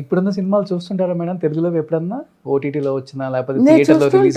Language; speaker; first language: Telugu; native; Telugu